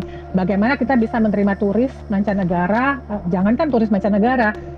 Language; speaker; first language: Indonesian; native; Indonesian